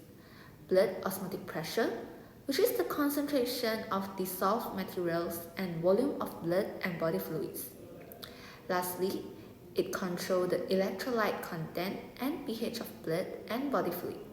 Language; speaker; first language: English; non-native, local second language; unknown